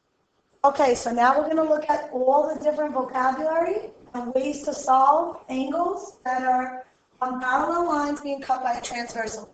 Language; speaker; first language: English; native; English